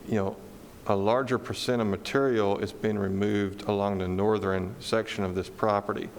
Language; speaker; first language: English; native; English